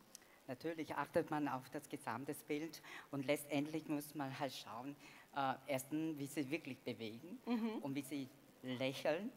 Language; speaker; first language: German; non-native, fluent; Vietnamese